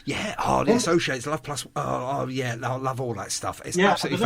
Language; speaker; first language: English; native; English